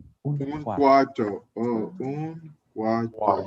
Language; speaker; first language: Spanish; non-native, learner; English